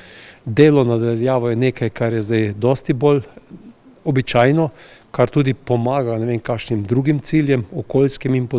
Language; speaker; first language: Slovenian; native; Slovenian